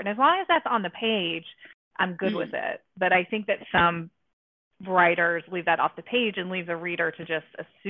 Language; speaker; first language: English; native; English